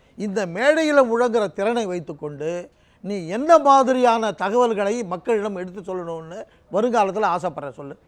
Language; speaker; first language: Tamil; native; Tamil